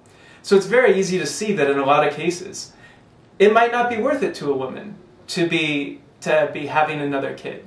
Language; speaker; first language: English; native; English